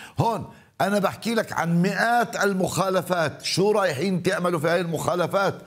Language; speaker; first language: Arabic; native; Arabic